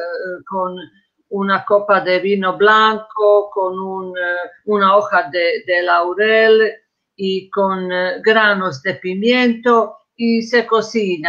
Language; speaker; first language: Spanish; non-native, fluent; Croatian